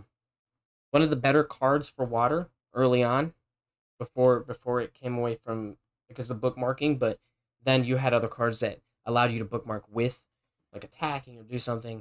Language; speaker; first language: English; native; English